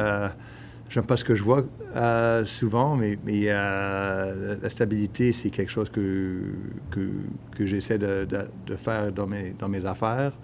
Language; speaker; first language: French; non-native, local second language; English